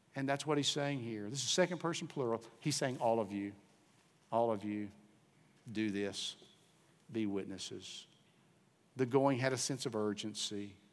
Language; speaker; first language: English; native; English